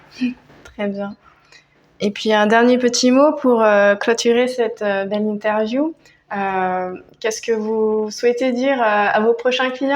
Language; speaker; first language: French; native; French